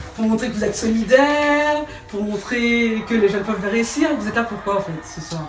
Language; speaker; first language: French; native; French